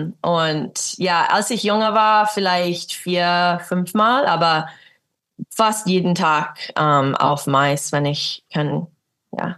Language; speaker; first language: German; early bilingual, heritage; English